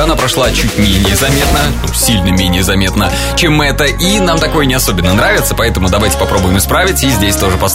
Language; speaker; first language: Russian; native; Russian